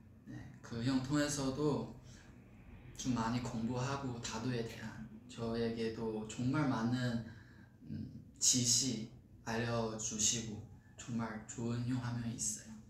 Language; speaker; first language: Korean; non-native, fluent; Chinese